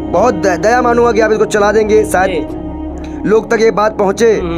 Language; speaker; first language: Hindi; native; Hindi